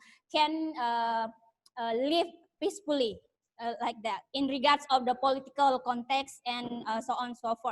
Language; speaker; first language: English; non-native, learner; Indonesian